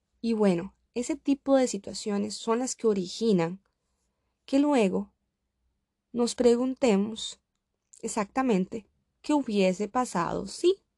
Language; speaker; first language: Spanish; native; Spanish